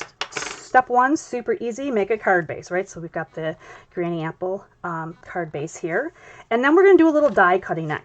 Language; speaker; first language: English; native; English